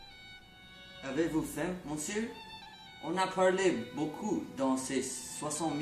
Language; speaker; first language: French; non-native, learner; English